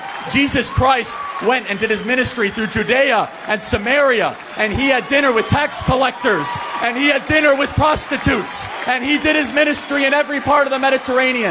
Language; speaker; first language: English; native; English